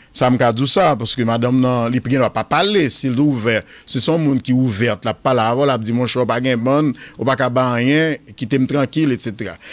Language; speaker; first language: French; non-native, local second language; Haitian Creole